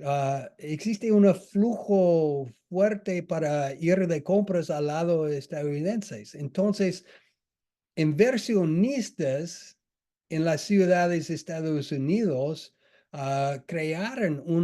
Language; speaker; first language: Spanish; non-native, fluent; English